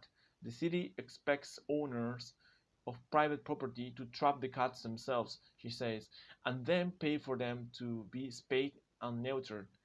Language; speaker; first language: English; non-native, fluent; Spanish